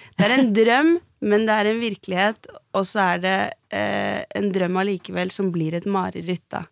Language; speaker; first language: Norwegian; native; Norwegian